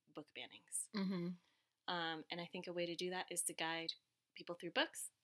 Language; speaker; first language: English; early bilingual, other home language; Cantonese